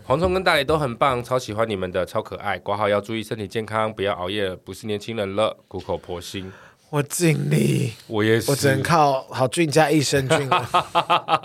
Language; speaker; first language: Chinese; native; Chinese